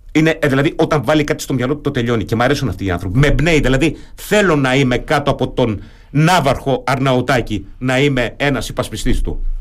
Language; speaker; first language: Greek; early bilingual, heritage; German